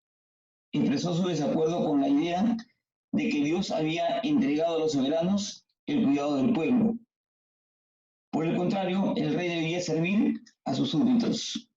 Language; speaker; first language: Spanish; native; Spanish